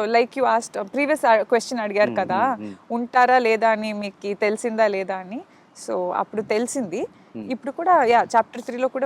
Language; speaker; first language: Telugu; non-native, local second language; Kannada